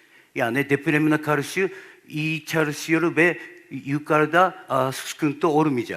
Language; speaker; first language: Turkish; non-native, learner; Japanese